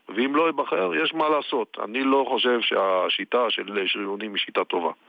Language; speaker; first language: Hebrew; native; Hebrew